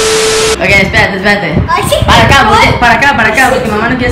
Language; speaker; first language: Spanish; native; Spanish